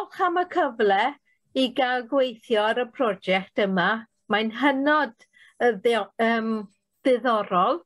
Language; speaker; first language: Welsh; native; Welsh